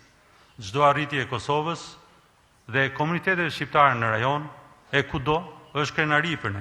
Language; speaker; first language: Albanian; native; Albanian